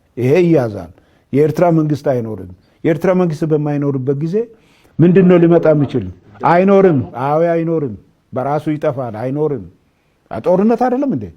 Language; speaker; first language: Amharic; non-native, local second language; Oromo